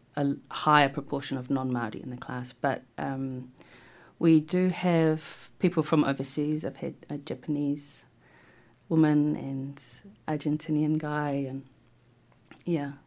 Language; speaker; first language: English; native; English